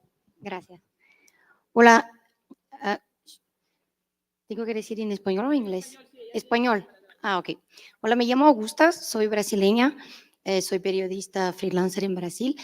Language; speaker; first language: Spanish; non-native, learner; Portuguese